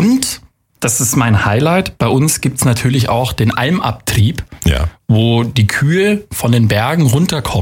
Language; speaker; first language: German; native; German